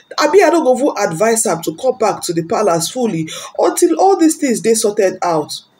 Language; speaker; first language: Nigerian Pidgin; non-native, local second language; Yoruba